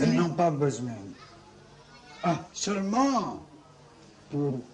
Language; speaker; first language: French; non-native, learner; Chinese